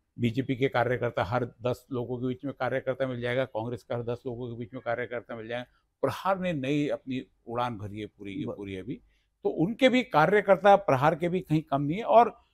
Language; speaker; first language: Hindi; non-native, local second language; Marathi